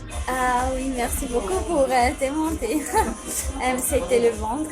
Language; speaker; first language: French; non-native, fluent; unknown